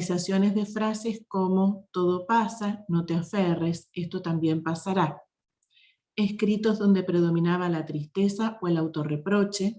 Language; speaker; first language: Spanish; native; Spanish